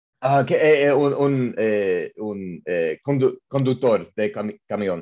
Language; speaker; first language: Spanish; non-native, learner; English